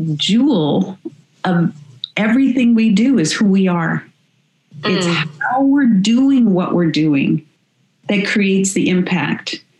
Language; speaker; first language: English; native; English